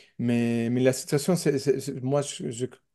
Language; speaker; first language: French; non-native, learner; English